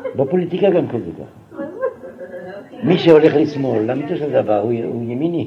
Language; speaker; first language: Hebrew; non-native, fluent; French